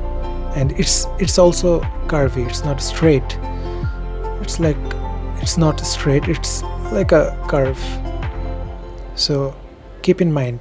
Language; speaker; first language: English; non-native, fluent; Bangla